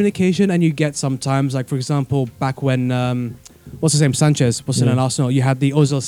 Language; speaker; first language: English; native; English